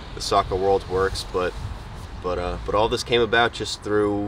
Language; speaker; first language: English; native; English